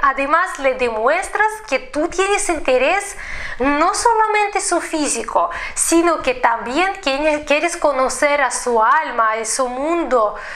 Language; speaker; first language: Spanish; non-native, fluent; Russian